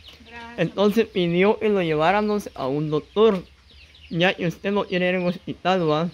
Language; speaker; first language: Spanish; native; Spanish